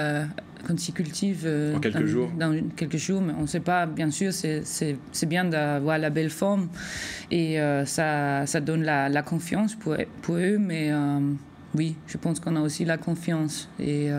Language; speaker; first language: French; non-native, fluent; Danish